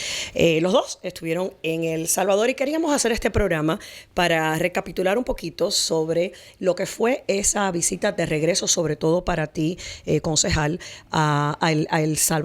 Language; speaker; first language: Spanish; native; Spanish